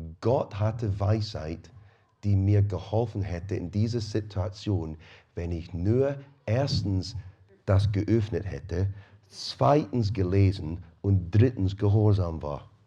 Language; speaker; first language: German; non-native, fluent; English